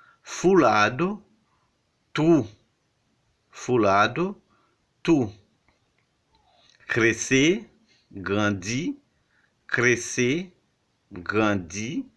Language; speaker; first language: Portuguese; non-native, fluent; Haitian Creole